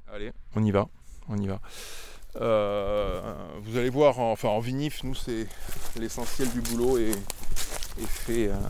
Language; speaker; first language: French; native; French